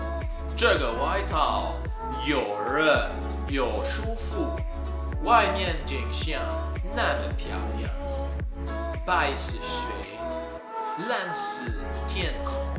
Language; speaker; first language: Chinese; non-native, learner; French